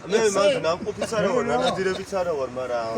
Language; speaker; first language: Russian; non-native, fluent; Georgian